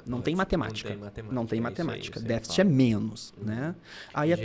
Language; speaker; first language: Portuguese; native; Portuguese